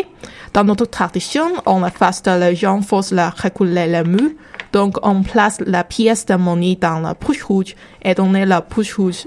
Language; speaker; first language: French; non-native, learner; Chinese